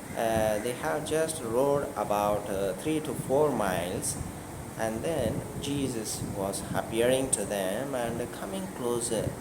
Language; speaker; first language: English; non-native, local second language; Tamil